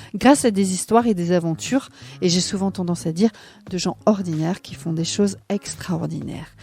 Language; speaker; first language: French; native; French